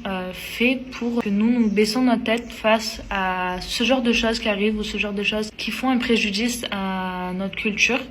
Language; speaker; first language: French; early bilingual, other home language; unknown